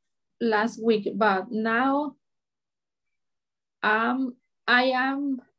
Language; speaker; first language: English; non-native, learner; Spanish